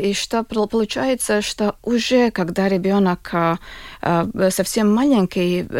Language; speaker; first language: Russian; non-native, local second language; Latvian